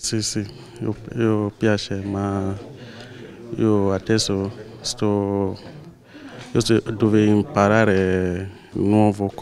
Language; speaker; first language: Italian; non-native, learner; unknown